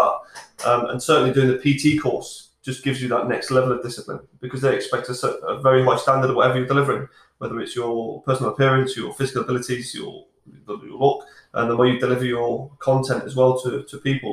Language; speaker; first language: English; native; English